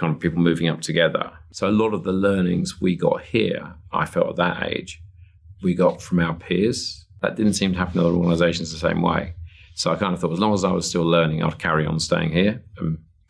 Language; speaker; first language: English; native; English